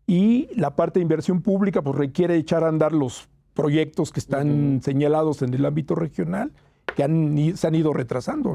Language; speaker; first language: Spanish; native; Spanish